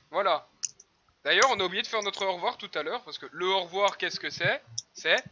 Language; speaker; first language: French; native; French